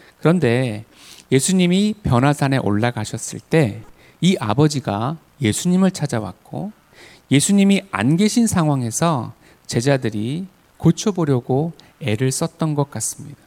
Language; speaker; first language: Korean; native; Korean